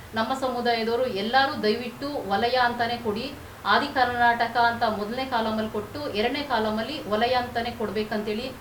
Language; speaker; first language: Kannada; native; Kannada